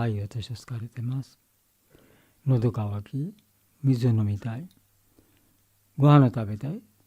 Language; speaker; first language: Japanese; non-native, learner; Bangla